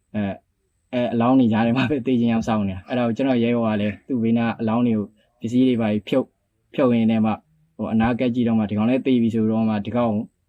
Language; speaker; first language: Burmese; native; Burmese